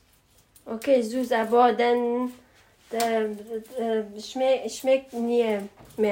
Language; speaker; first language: German; non-native, learner; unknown